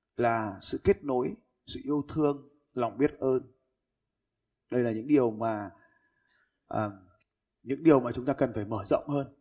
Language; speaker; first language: Vietnamese; native; Vietnamese